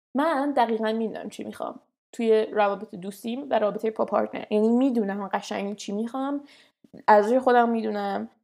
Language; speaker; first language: Persian; native; Persian